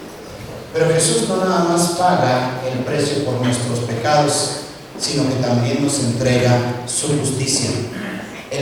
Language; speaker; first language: Spanish; native; Spanish